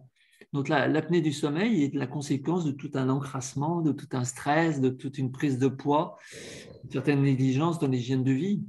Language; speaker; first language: French; native; French